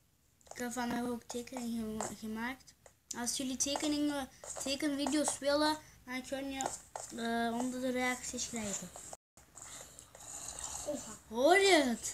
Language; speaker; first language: Dutch; early bilingual, other home language; Turkish